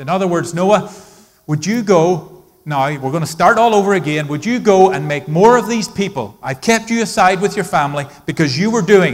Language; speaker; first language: English; native; English